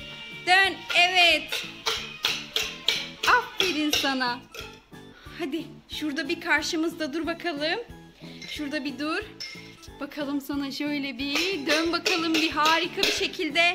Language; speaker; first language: Turkish; native; Turkish